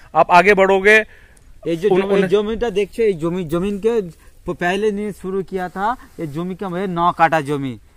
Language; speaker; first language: Hindi; non-native, local second language; Bangla